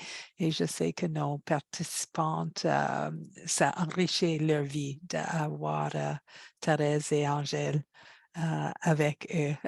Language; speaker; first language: French; non-native, fluent; English